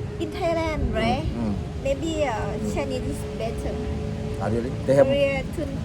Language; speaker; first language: English; non-native, learner; Thai